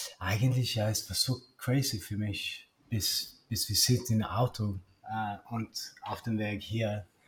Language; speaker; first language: German; non-native, learner; Swedish